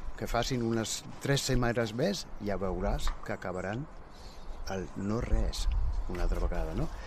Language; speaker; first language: Catalan; non-native, fluent; German